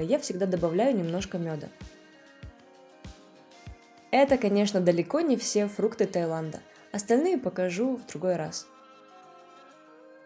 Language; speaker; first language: Russian; native; Russian